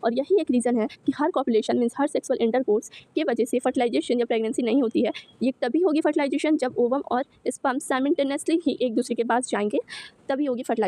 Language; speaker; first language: Hindi; native; Hindi